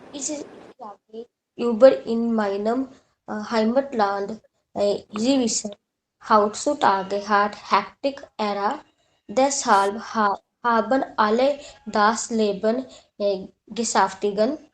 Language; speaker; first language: German; non-native, learner; Hindi